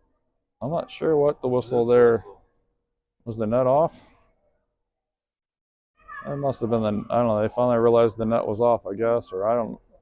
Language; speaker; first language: English; native; English